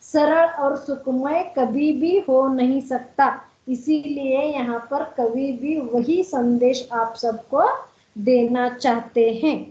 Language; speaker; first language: Hindi; non-native, local second language; Kannada